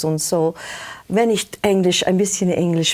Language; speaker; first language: German; non-native, fluent; English